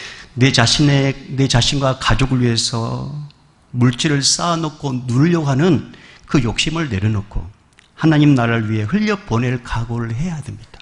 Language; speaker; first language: Korean; native; Korean